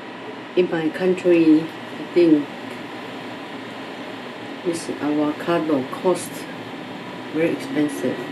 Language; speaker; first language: English; non-native, learner; Chinese